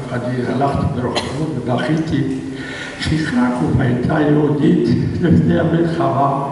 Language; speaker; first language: Hebrew; non-native, fluent; Polish